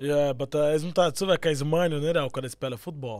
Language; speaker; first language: Latvian; non-native, learner; Portuguese